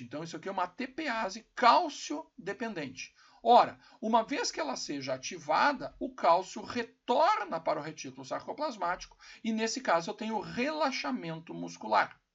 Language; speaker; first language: Portuguese; native; Portuguese